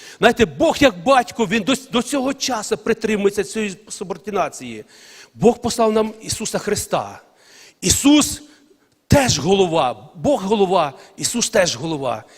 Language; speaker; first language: Ukrainian; non-native, local second language; Russian